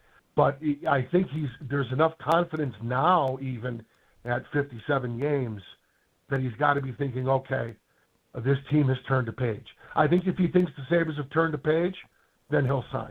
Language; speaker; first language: English; native; English